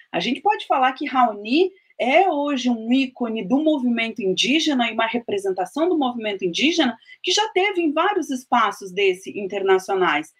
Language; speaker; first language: Portuguese; native; Portuguese